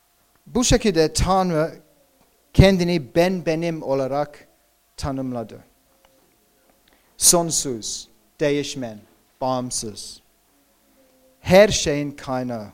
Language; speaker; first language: Turkish; non-native, fluent; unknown